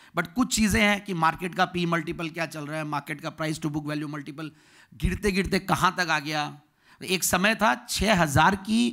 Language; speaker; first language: Hindi; native; Hindi